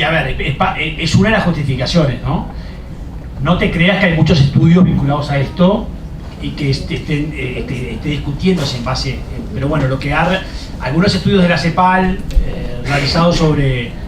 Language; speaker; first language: Spanish; native; Spanish